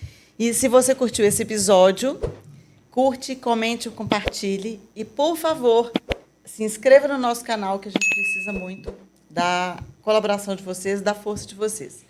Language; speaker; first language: Portuguese; native; Portuguese